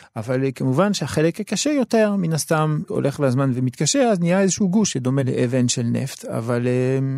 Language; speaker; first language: Hebrew; early bilingual, other home language; French